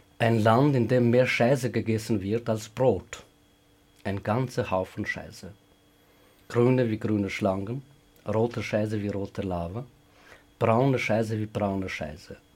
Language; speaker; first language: German; non-native, fluent; Albanian